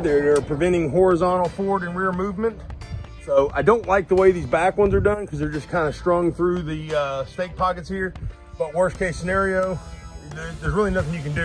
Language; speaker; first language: English; native; English